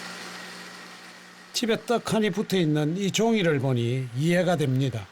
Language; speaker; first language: Korean; native; Korean